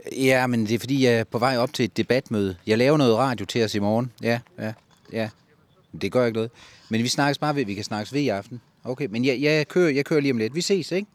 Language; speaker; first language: Danish; native; Danish